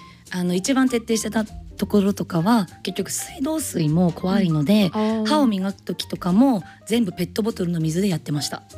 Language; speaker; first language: Japanese; native; Japanese